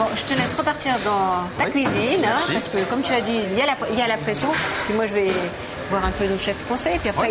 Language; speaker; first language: French; native; French